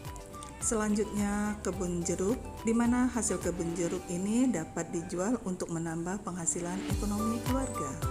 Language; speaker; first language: Indonesian; native; Indonesian